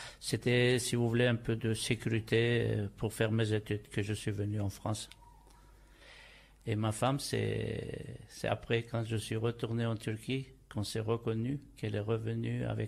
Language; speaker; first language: French; non-native, fluent; Turkish